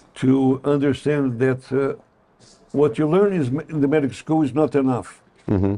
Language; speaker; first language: English; non-native, fluent; Portuguese